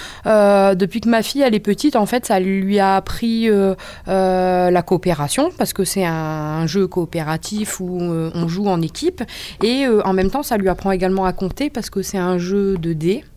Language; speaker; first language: French; native; French